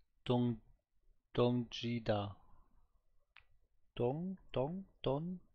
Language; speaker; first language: Korean; non-native, learner; German